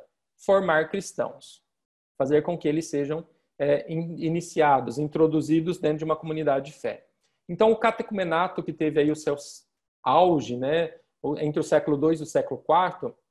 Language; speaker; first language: Portuguese; native; Portuguese